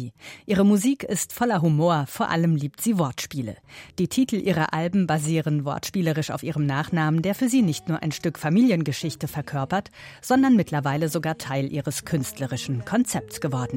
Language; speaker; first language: German; native; German